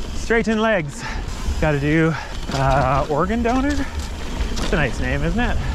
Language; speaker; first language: English; native; English